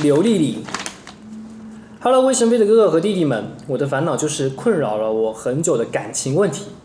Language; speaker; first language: Chinese; native; Chinese